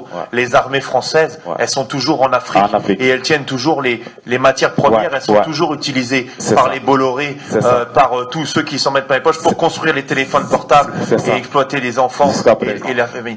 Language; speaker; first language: French; native; French